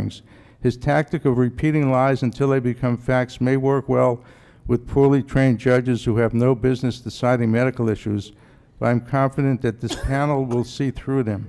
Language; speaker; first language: English; native; English